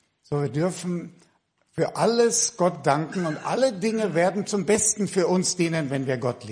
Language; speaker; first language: German; native; German